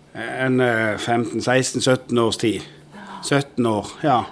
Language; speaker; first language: Norwegian; native; Norwegian